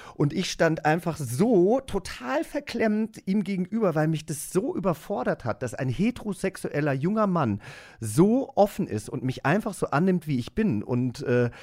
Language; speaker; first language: German; native; German